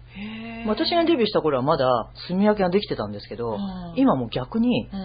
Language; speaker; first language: Japanese; native; Japanese